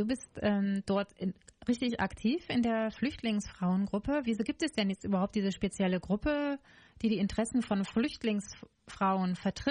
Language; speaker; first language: German; native; German